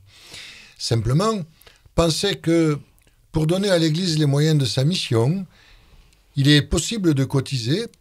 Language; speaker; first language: French; native; French